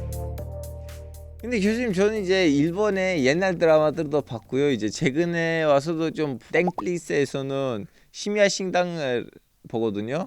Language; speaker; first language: Korean; non-native, fluent; Turkish